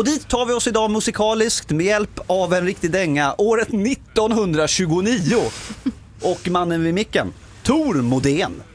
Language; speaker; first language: Swedish; native; Swedish